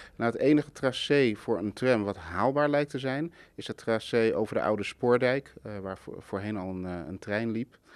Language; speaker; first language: Dutch; native; Dutch